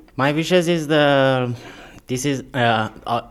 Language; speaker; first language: English; non-native, learner; Persian